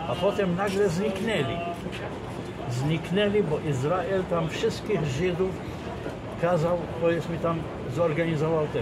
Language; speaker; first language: Polish; non-native, fluent; Arabic